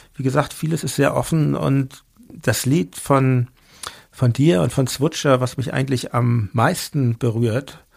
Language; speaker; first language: German; native; German